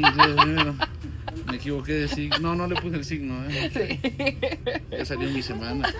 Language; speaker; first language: Spanish; native; Spanish